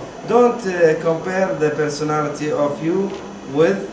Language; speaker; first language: English; non-native, learner; Arabic